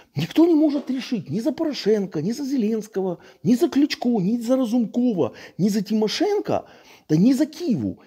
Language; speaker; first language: Russian; native; Russian